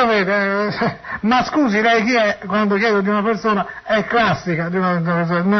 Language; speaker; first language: Italian; native; Italian